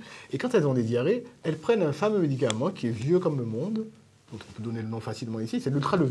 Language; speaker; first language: French; native; French